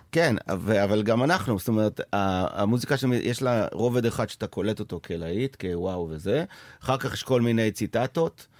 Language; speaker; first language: Hebrew; native; Hebrew